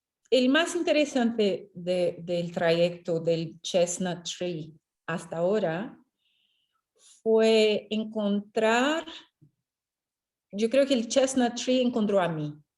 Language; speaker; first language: Spanish; non-native, fluent; Portuguese